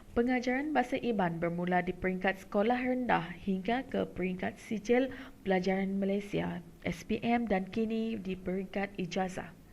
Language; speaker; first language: Malay; non-native, local second language; Iban